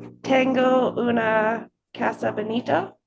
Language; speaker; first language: Spanish; non-native, learner; English